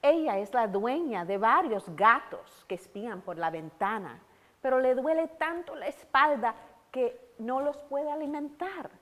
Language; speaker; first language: Spanish; early bilingual, heritage; Spanish